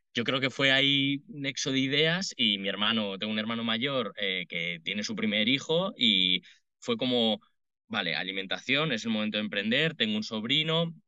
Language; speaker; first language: Spanish; native; Spanish